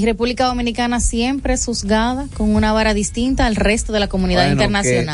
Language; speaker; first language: Spanish; native; Spanish